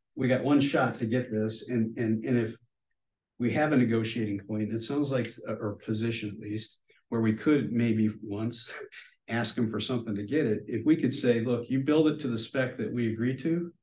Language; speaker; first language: English; native; English